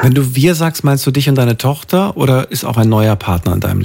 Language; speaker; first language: German; native; German